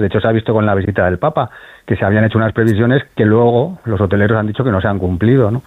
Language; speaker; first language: Spanish; native; Spanish